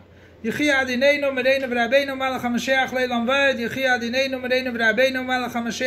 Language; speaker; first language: Hebrew; non-native, fluent; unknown